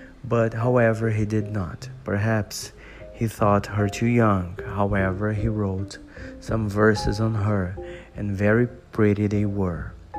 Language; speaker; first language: English; non-native, fluent; Portuguese